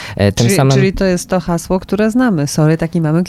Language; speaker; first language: Polish; native; Polish